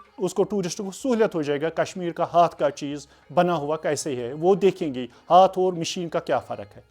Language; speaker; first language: Urdu; non-native, local second language; Kashmiri